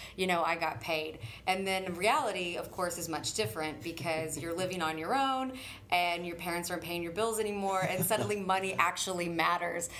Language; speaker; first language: English; native; English